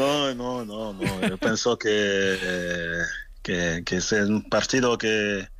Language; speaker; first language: Spanish; non-native, fluent; French